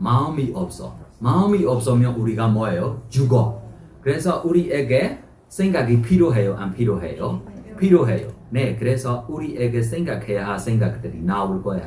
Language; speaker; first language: Korean; non-native, fluent; Burmese